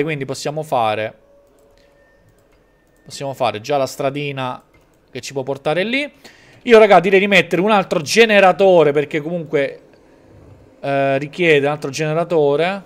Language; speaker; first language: Italian; native; Italian